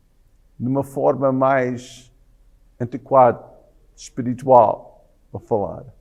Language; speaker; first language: Portuguese; non-native, fluent; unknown